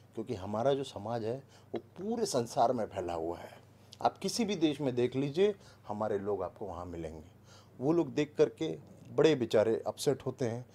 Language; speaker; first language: Hindi; native; Hindi